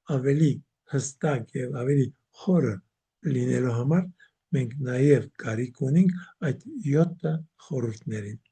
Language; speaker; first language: Armenian; native; Armenian